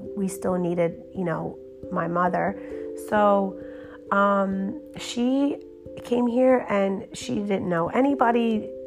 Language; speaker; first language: English; early bilingual, other home language; Romanian